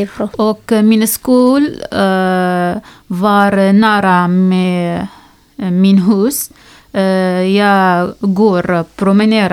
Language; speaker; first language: Swedish; non-native, learner; Arabic